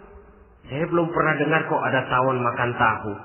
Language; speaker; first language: Indonesian; native; Indonesian